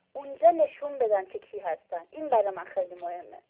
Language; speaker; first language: Persian; early bilingual, heritage; Persian